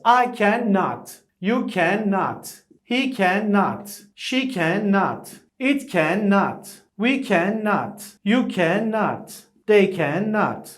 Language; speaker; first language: English; non-native, fluent; Turkish